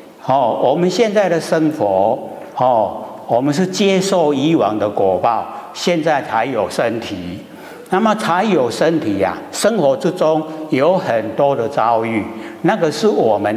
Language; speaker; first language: Chinese; native; Chinese